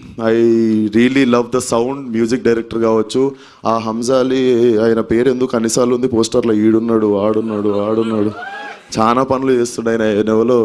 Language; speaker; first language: Telugu; native; Telugu